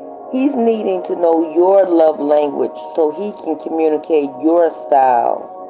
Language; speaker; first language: English; native; English